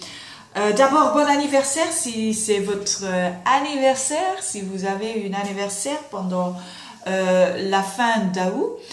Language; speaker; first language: French; non-native, fluent; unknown